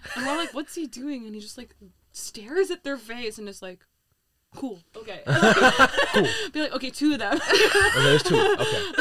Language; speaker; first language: English; native; English